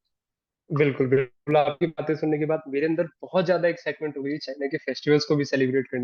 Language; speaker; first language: Hindi; native; Hindi